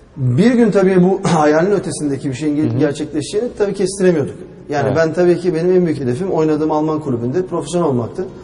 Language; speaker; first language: Turkish; early bilingual, heritage; Turkish